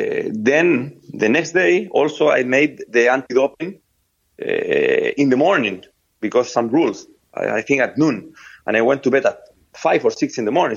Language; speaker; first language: English; non-native, fluent; Spanish